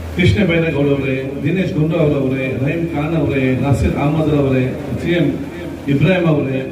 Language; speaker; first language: Kannada; non-native, local second language; Badaga